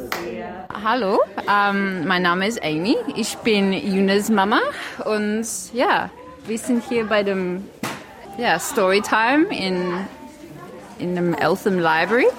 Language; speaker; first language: German; non-native, learner; English